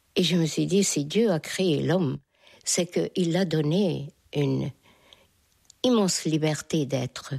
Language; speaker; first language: French; non-native, fluent; Hungarian